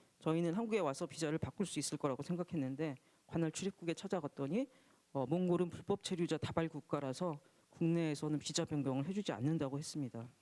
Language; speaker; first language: Korean; native; Korean